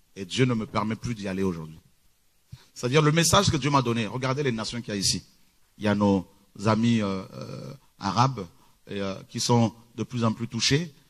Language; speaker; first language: French; early bilingual, other home language; Lingala